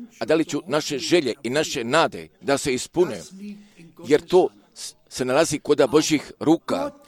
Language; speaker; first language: Croatian; early bilingual, heritage; Croatian